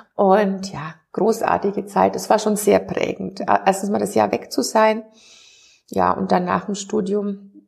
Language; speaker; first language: German; native; German